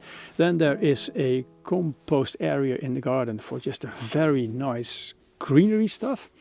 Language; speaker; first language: English; non-native, fluent; Dutch